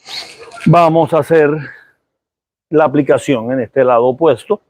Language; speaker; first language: Spanish; native; Spanish